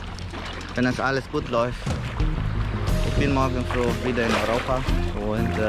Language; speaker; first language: German; non-native, fluent; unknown